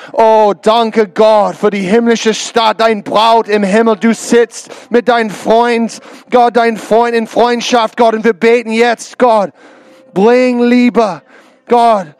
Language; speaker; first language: German; non-native, learner; English